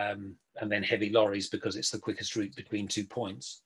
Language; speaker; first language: English; native; English